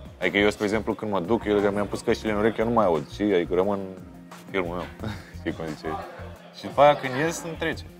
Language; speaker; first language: Romanian; native; Romanian